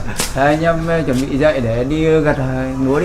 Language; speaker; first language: Vietnamese; native; Vietnamese